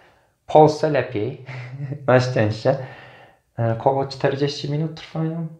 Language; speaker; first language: Polish; non-native, fluent; Turkish